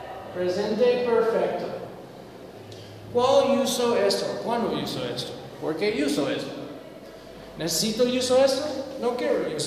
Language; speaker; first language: Spanish; non-native, learner; English